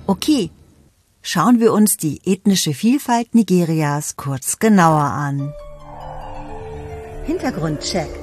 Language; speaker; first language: German; native; German